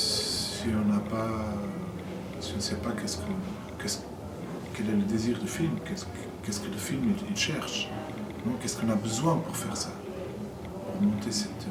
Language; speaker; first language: French; non-native, fluent; Portuguese